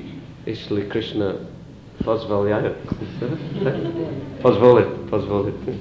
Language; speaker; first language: Russian; non-native, fluent; English